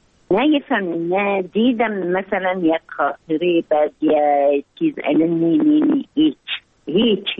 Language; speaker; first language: Persian; non-native, learner; Arabic